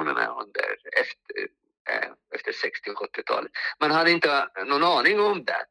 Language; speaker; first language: Swedish; non-native, fluent; Arabic